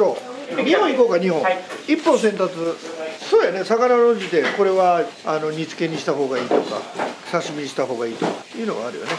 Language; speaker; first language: Japanese; native; Japanese